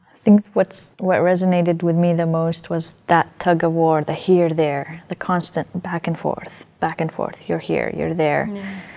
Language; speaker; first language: English; non-native, fluent; Arabic